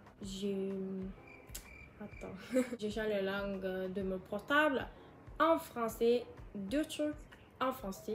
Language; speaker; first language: French; non-native, learner; Turkish